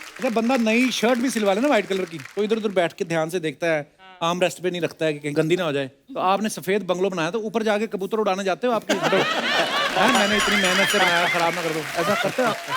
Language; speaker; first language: Hindi; non-native, local second language; Punjabi